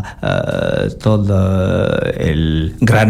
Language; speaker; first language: Catalan; non-native, learner; French